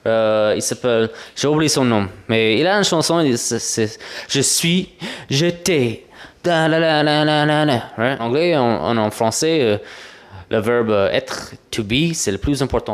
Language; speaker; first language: French; non-native, fluent; English